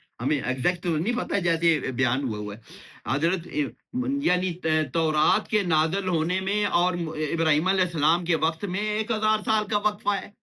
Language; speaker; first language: Urdu; non-native, local second language; Pashto